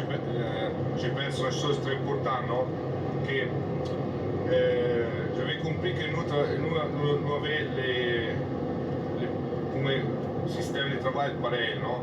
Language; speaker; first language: French; non-native, learner; Italian